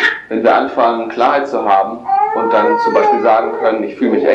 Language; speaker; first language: German; native; German